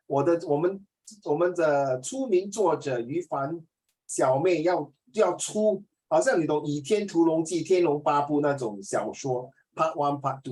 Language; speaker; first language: Chinese; native; Chinese